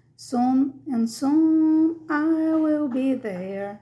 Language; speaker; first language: English; non-native, fluent; Portuguese